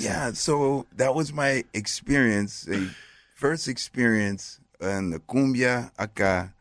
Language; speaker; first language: English; native; English